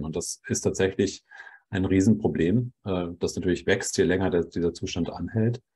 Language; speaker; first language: German; native; German